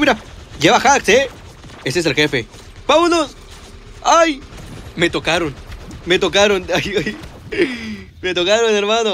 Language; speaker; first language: Spanish; native; Spanish